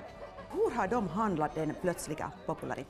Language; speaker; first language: Swedish; non-native, local second language; Finnish